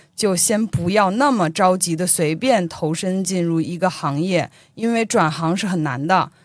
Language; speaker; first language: Chinese; native; Chinese